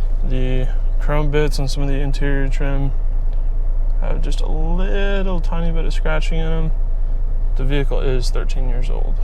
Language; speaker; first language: English; native; English